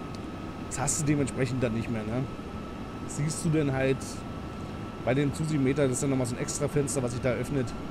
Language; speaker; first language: German; native; German